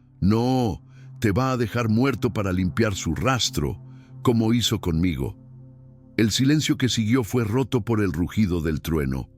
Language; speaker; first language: Spanish; native; Spanish